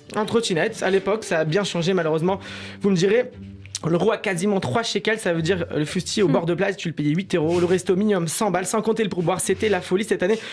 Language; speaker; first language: French; native; French